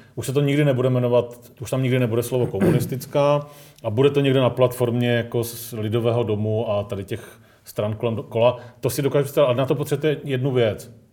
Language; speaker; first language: Czech; early bilingual, other home language; Greek